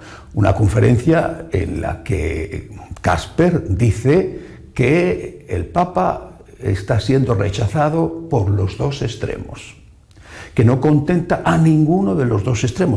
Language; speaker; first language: Spanish; native; Spanish